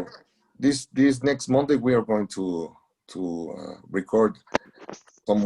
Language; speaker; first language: English; non-native, learner; Spanish